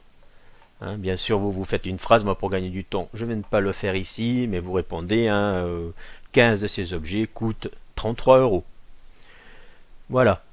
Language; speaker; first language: French; native; French